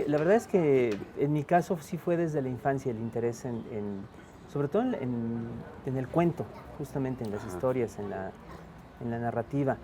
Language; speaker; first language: Spanish; native; Spanish